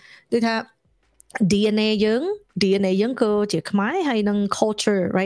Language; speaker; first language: English; early bilingual, other home language; Khmer